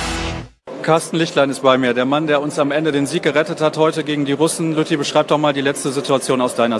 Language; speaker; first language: German; native; German